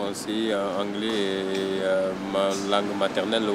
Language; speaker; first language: French; non-native, local second language; Wolof